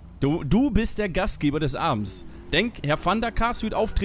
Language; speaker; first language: German; native; German